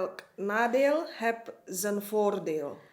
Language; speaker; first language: Dutch; non-native, learner; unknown